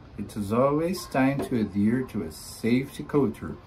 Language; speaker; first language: English; non-native, fluent; Portuguese